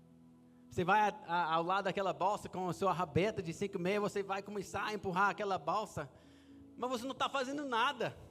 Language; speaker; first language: Portuguese; non-native, fluent; English